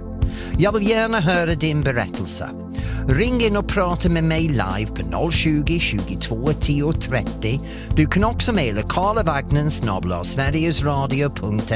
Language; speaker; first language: Swedish; non-native, fluent; English